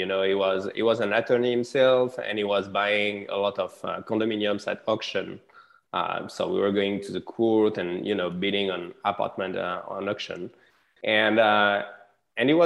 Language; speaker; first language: English; non-native, fluent; French